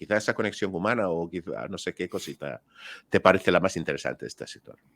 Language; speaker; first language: Spanish; native; Spanish